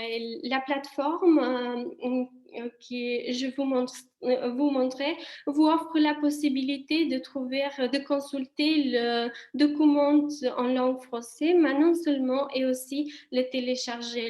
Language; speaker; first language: French; non-native, fluent; Italian